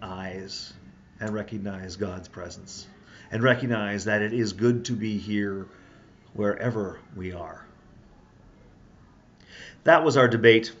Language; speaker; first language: English; native; English